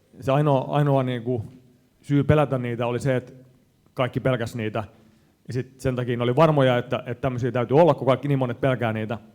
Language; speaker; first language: Finnish; native; Finnish